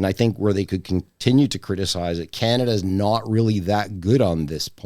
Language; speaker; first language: English; native; English